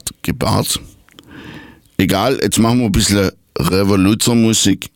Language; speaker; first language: German; native; German